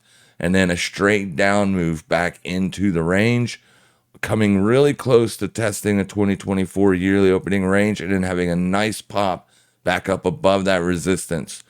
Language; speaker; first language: English; native; English